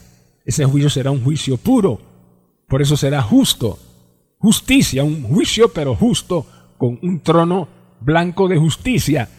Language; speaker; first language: Spanish; native; Spanish